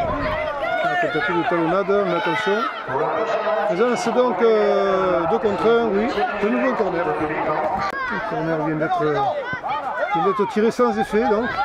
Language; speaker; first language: French; native; French